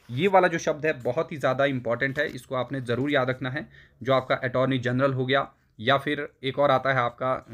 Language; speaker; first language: Hindi; native; Hindi